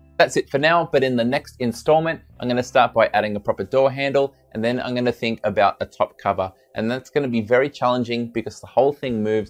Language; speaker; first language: English; native; English